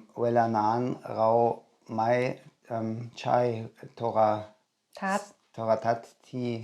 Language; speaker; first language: Thai; non-native, learner; German